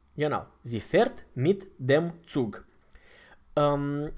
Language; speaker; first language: German; non-native, fluent; Romanian